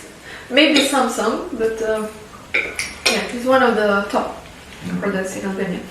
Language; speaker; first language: English; non-native, fluent; Albanian